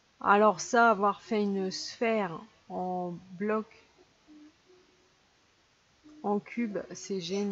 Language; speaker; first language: French; native; French